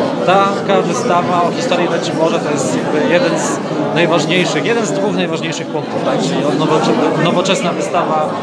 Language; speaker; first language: Polish; native; Polish